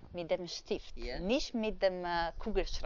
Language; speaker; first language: German; non-native, fluent; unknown